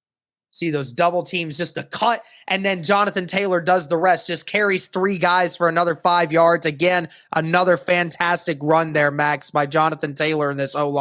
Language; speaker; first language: English; native; English